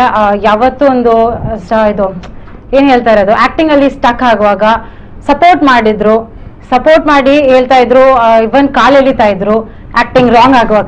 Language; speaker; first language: Kannada; non-native, local second language; Tulu